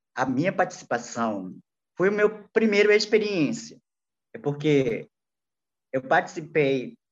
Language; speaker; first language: Portuguese; non-native, local second language; Ticuna